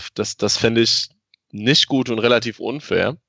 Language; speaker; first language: German; non-native, local second language; Luxembourgish